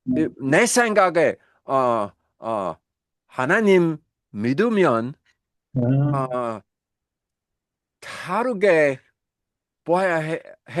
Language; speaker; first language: Korean; non-native, learner; English